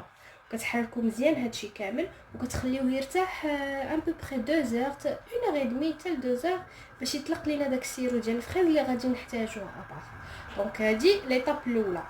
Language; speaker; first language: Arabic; native; Arabic